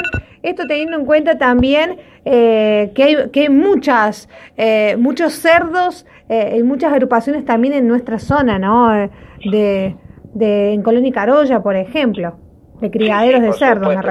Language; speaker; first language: Spanish; native; Spanish